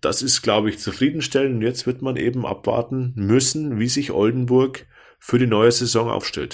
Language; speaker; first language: German; native; German